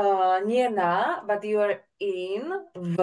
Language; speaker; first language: English; non-native, fluent; Slovak